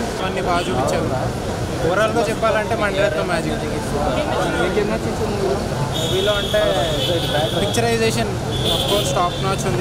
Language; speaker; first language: Telugu; native; Telugu